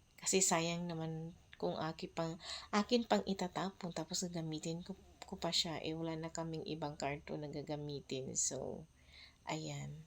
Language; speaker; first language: Filipino; non-native, local second language; Cebuano